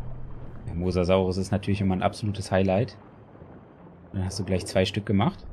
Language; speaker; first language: German; native; German